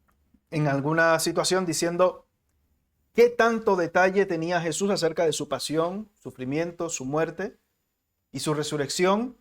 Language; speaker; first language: Spanish; native; Spanish